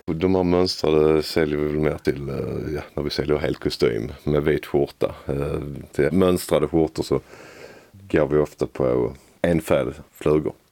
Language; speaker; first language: Swedish; native; Swedish